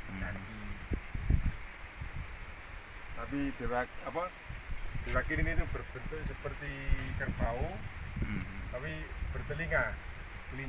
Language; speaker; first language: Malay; non-native, local second language; Javanese